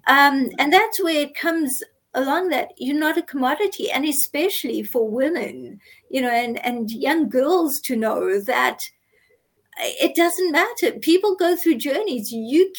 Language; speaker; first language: English; native; English